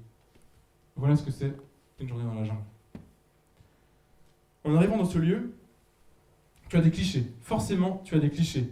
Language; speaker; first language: French; native; French